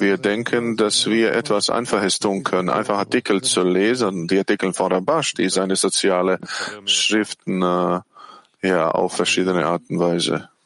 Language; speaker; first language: German; non-native, fluent; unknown